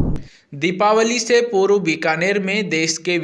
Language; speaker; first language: Hindi; native; Hindi